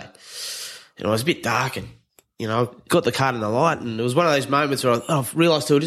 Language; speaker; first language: English; native; English